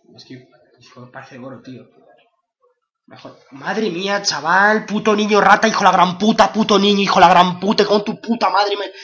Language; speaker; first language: Spanish; native; Spanish